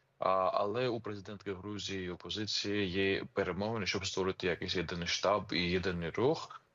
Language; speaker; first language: Ukrainian; non-native, fluent; Georgian